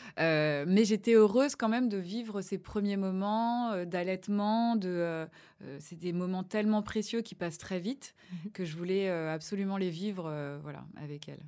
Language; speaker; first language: French; native; French